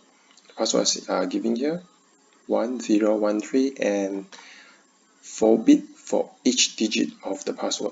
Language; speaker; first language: English; non-native, learner; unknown